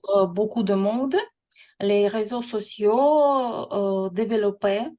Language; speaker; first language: French; non-native, learner; Russian